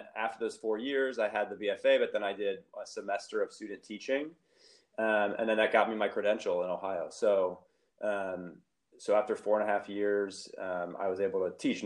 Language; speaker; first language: English; native; English